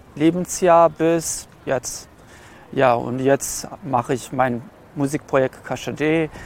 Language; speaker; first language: German; early bilingual, other home language; Serbian